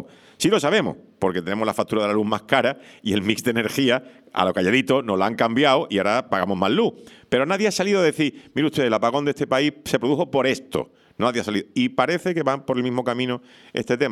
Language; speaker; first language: Spanish; native; Spanish